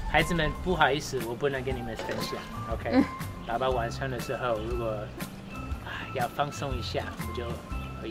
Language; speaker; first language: Chinese; non-native, fluent; English